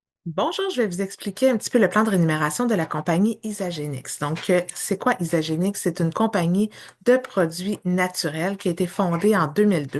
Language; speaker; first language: French; native; French